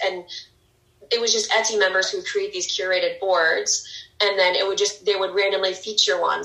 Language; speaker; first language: English; native; English